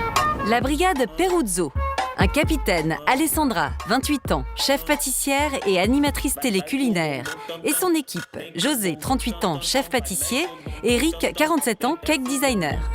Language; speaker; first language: French; native; French